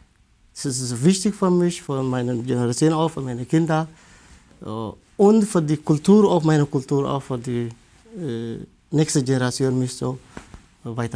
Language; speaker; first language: German; non-native, learner; Tigrinya